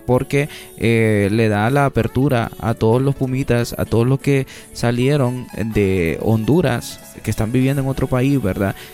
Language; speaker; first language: Spanish; native; Spanish